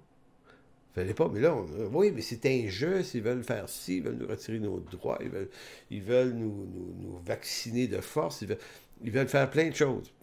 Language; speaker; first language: French; native; French